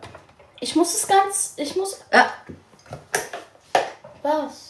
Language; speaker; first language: German; early bilingual, other home language; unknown